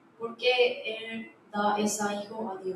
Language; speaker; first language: Spanish; non-native, learner; Korean